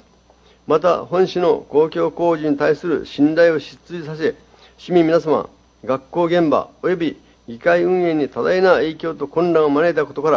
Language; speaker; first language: Japanese; native; Japanese